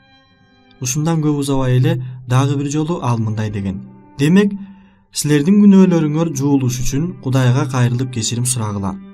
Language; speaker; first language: Kyrgyz; native; Kyrgyz